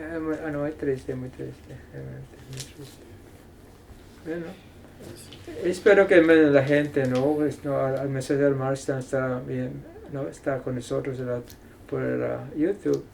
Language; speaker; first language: Spanish; non-native, fluent; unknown